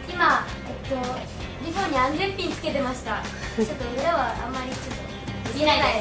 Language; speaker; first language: Japanese; native; Japanese